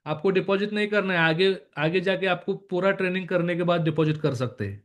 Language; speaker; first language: Hindi; non-native, local second language; Marathi